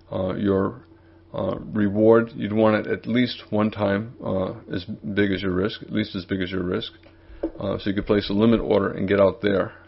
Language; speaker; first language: English; native; English